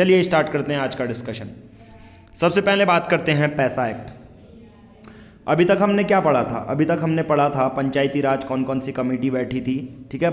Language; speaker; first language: Hindi; native; Hindi